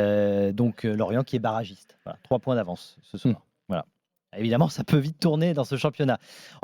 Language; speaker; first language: French; native; French